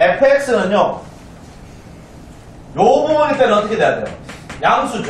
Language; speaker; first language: Korean; native; Korean